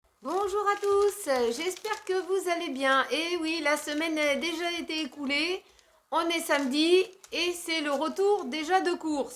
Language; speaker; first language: French; native; French